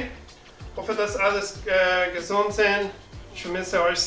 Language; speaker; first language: German; non-native, learner; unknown